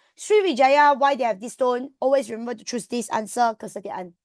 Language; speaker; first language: English; non-native, local second language; Malay